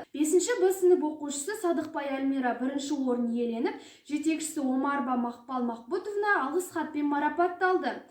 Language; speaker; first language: Kazakh; native; Kazakh